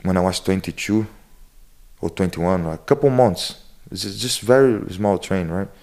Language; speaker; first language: English; non-native, learner; Portuguese